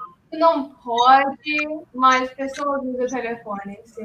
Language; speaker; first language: Portuguese; early bilingual, heritage; Portuguese